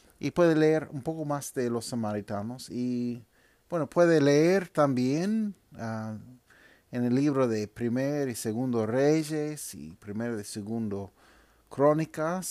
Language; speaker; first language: Spanish; non-native, fluent; English